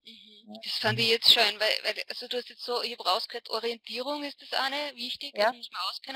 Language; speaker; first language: German; native; German